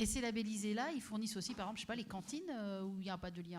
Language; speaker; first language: French; native; French